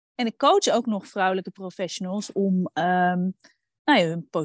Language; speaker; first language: Dutch; native; Dutch